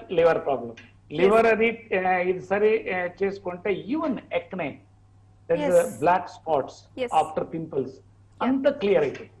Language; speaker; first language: Telugu; non-native, learner; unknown